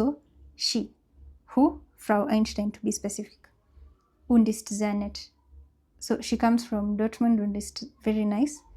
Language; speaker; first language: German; non-native, fluent; English